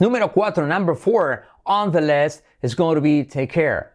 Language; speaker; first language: English; non-native, fluent; Spanish